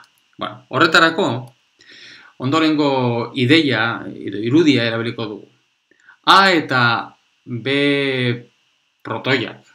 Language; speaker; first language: Basque; non-native, local second language; Spanish